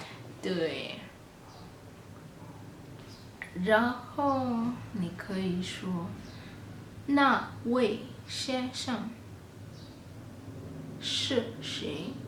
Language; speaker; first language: Chinese; non-native, fluent; Kalenjin